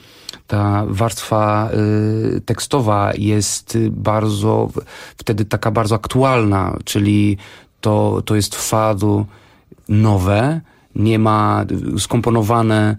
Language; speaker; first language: Polish; non-native, fluent; Portuguese